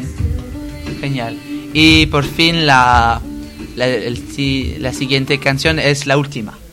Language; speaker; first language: Spanish; non-native, learner; French